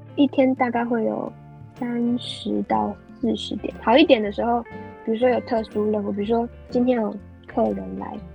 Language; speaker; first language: Chinese; native; Chinese